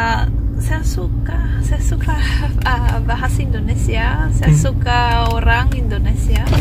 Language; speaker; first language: Indonesian; non-native, learner; Portuguese